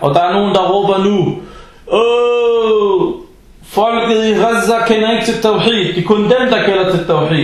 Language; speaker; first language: Danish; non-native, fluent; Arabic